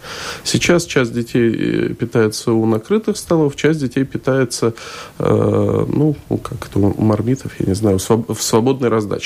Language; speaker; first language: Russian; native; Russian